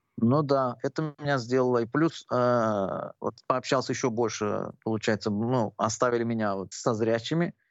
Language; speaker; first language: Russian; non-native, local second language; Azerbaijani